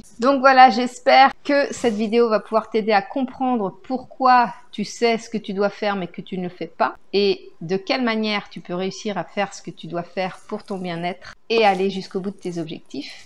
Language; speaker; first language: French; native; French